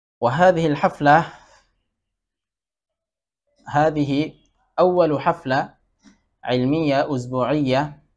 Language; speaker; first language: Arabic; non-native, fluent; Bangla